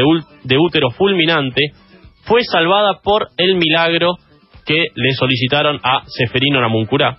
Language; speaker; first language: Spanish; native; Spanish